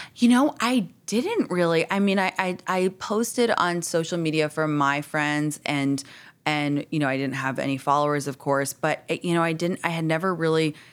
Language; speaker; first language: English; native; English